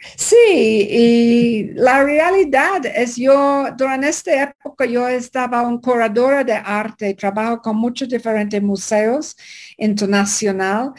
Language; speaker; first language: Spanish; non-native, learner; English